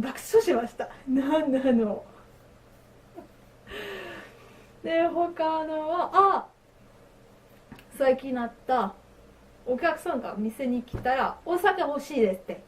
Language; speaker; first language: Japanese; non-native, learner; French